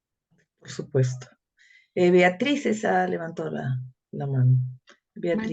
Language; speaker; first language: Spanish; native; Spanish